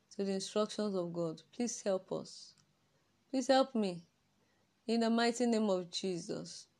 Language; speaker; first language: English; non-native, local second language; Yoruba